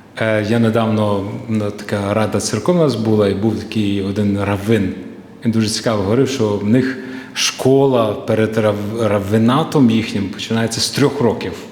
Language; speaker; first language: Ukrainian; native; Ukrainian